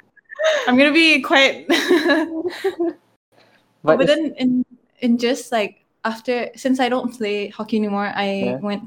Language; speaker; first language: English; non-native, fluent; Malay